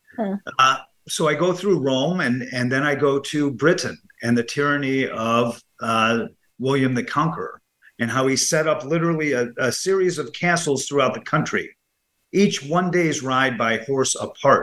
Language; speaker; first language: English; native; English